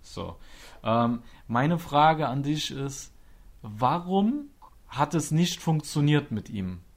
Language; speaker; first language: German; native; German